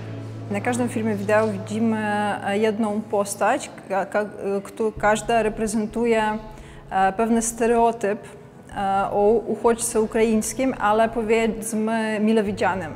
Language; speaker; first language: Polish; non-native, fluent; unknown